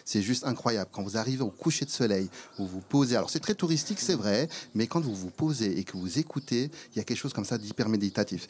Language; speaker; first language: French; native; French